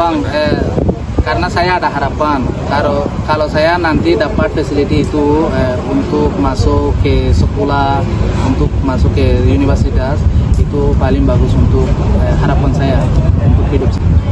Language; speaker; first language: Indonesian; non-native, learner; Rohingya